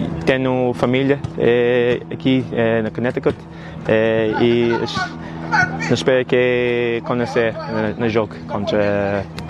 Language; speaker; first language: Portuguese; non-native, local second language; Kabuverdianu